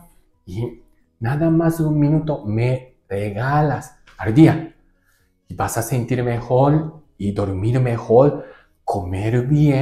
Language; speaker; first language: Spanish; non-native, learner; Japanese